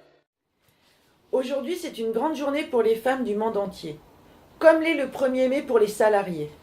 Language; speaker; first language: French; native; French